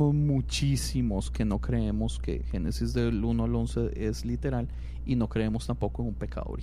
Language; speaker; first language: Spanish; native; Spanish